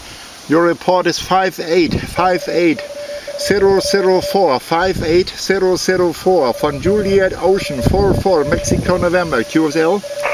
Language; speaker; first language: English; non-native, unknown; German